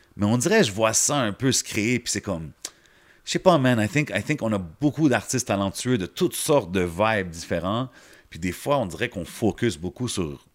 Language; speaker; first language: French; early bilingual, other home language; Arabic